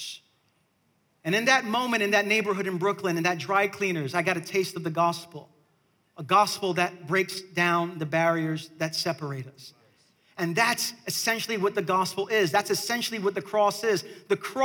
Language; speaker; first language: English; native; English